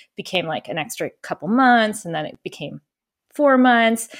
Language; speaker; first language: English; early bilingual, other home language; German